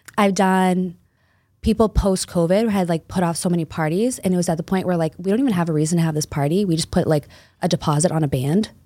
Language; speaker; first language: English; native; English